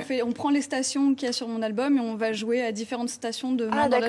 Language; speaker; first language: French; native; French